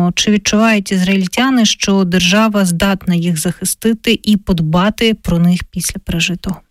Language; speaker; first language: Ukrainian; native; Ukrainian